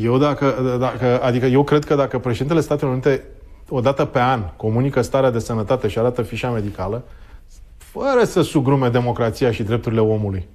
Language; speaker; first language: Romanian; native; Romanian